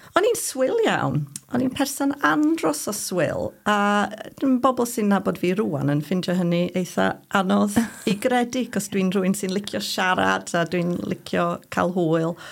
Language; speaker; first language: Welsh; non-native, fluent; English